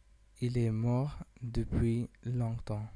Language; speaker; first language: French; non-native, learner; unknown